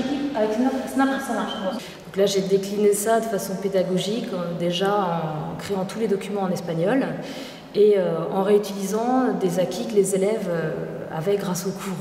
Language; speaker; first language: French; native; French